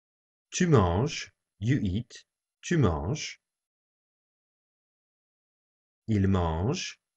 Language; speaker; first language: French; non-native, fluent; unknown